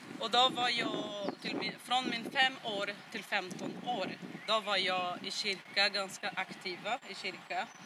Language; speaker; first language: Swedish; non-native, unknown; Portuguese